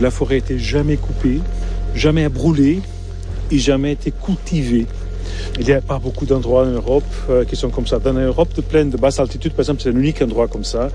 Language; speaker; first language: French; non-native, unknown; Portuguese